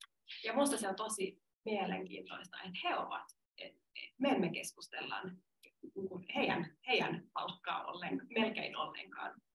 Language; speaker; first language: Finnish; non-native, local second language; Swedish